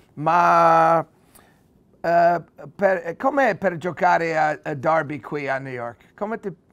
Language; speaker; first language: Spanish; non-native, learner; English